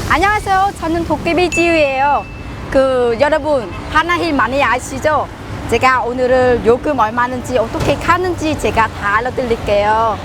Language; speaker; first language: Korean; non-native, learner; Vietnamese